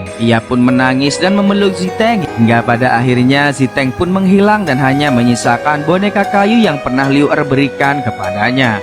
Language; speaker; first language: Indonesian; native; Indonesian